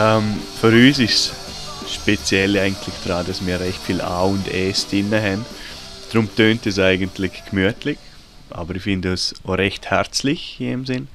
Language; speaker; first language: German; native; German